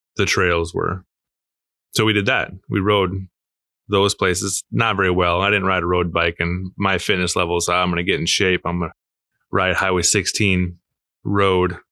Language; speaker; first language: English; native; English